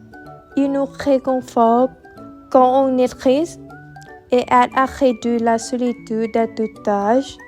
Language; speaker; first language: French; non-native, learner; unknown